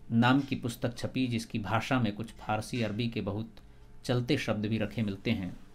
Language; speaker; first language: Hindi; native; Hindi